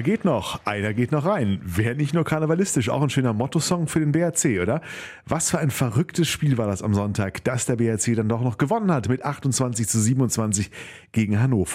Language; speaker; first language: German; native; German